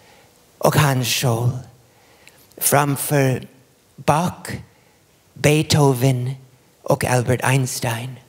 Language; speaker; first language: Swedish; non-native, fluent; English